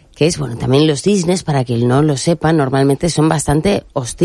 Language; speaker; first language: Spanish; native; Spanish